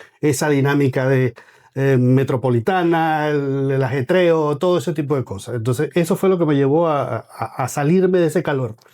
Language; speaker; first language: Spanish; native; Spanish